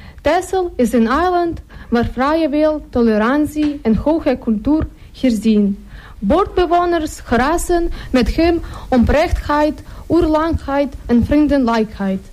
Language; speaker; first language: Dutch; non-native, fluent; Ukrainian